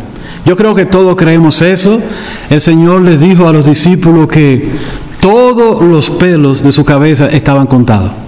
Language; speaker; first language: Spanish; native; Spanish